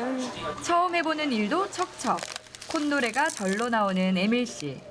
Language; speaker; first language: Korean; native; Korean